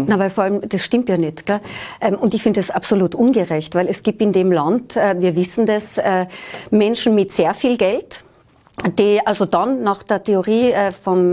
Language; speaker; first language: German; native; German